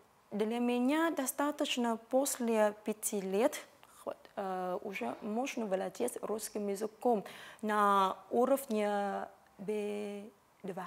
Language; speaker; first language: Russian; non-native, fluent; Vietnamese